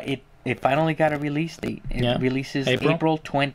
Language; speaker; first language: English; native; English